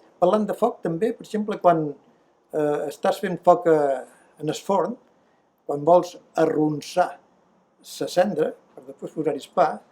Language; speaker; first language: Catalan; native; Catalan